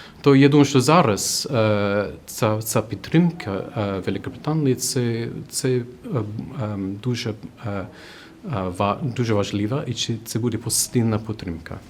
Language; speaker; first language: Ukrainian; non-native, fluent; English